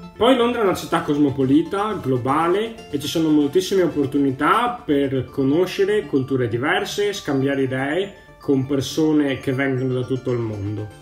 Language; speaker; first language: Italian; native; Italian